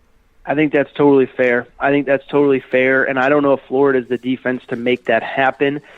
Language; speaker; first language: English; native; English